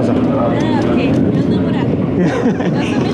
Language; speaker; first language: Portuguese; early bilingual, heritage; English